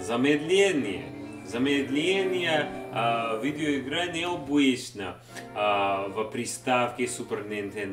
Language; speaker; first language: Russian; non-native, learner; English